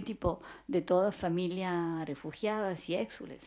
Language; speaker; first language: Spanish; non-native, fluent; Italian